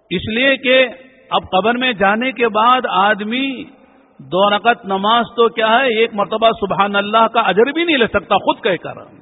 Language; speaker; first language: Urdu; native; Urdu